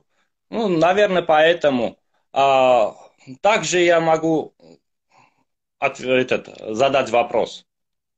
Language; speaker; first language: Russian; non-native, fluent; Armenian